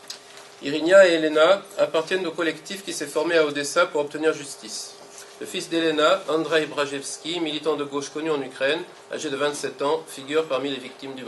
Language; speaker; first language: French; native; French